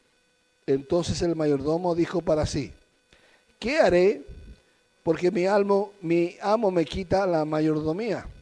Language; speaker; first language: Spanish; native; Spanish